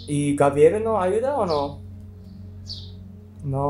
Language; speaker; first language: Spanish; non-native, learner; Japanese